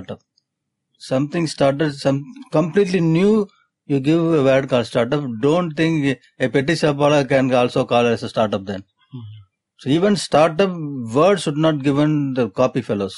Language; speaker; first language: English; non-native, local second language; Tamil